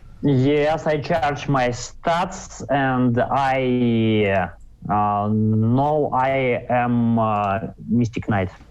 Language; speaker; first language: English; non-native, learner; Russian